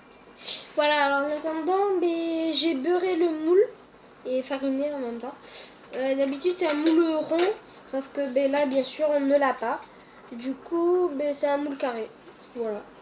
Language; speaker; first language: French; native; French